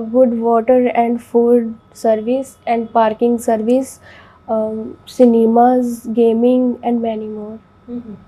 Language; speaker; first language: English; non-native, local second language; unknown